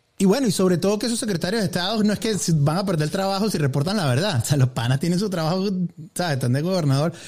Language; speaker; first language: Spanish; native; Spanish